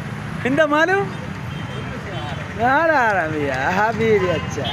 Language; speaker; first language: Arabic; non-native, learner; Malayalam